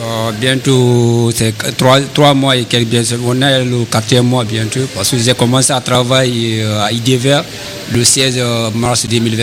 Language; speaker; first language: French; non-native, learner; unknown